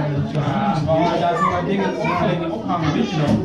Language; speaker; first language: Dutch; non-native, learner; Spanish